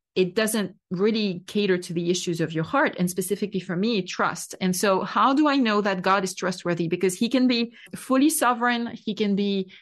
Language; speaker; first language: English; non-native, fluent; French